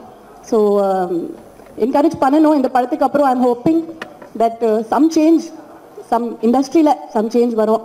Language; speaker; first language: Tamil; non-native, fluent; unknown